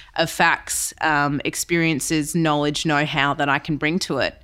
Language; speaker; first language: English; native; English